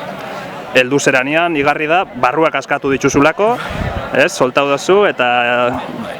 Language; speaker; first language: Basque; native; Basque